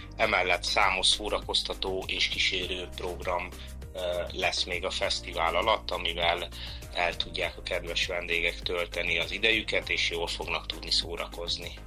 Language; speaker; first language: Hungarian; native; Hungarian